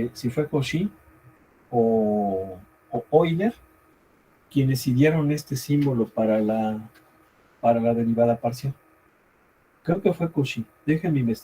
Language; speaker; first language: Spanish; native; Spanish